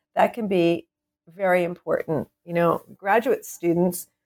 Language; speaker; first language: English; native; English